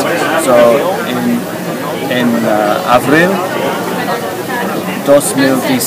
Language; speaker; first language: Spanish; non-native, learner; English